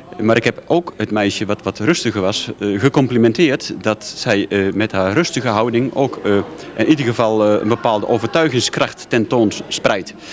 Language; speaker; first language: Dutch; native; Dutch